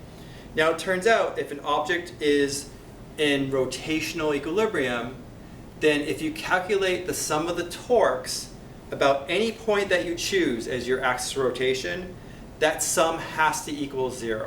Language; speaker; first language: English; native; English